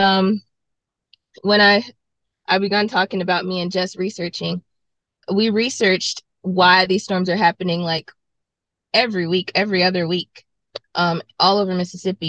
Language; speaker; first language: English; native; English